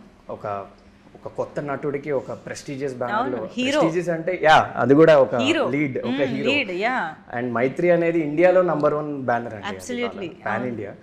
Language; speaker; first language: Telugu; native; Telugu